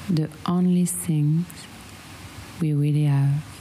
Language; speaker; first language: English; non-native, fluent; French